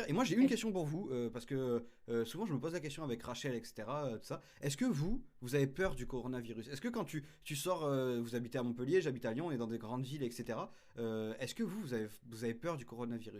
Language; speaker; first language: French; native; French